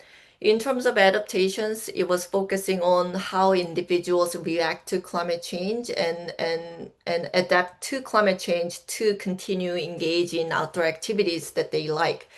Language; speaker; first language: English; non-native, fluent; Korean